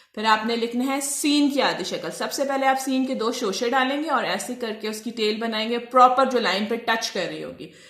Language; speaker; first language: Urdu; non-native, local second language; Punjabi